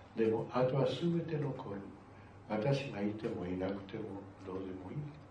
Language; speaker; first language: Japanese; non-native, fluent; Spanish